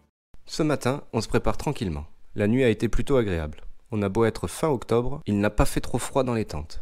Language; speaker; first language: French; native; French